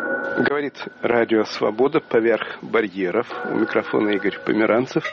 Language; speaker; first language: Russian; native; Russian